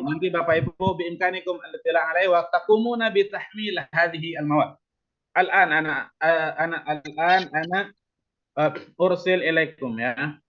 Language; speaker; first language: Arabic; non-native, fluent; Indonesian